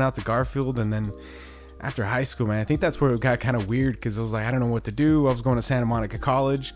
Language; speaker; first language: English; early bilingual, other home language; Spanish